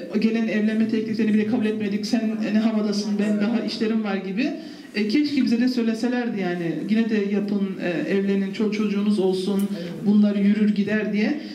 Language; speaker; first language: Turkish; early bilingual, heritage; Turkish